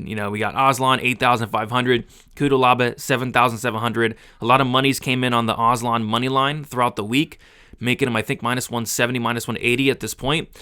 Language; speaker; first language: English; native; English